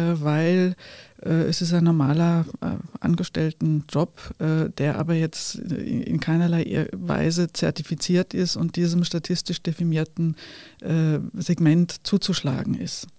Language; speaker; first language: German; native; German